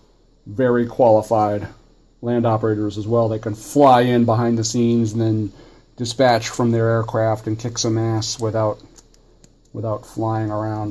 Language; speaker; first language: English; native; English